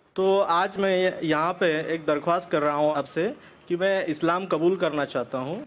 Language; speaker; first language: Hindi; non-native, local second language; Marathi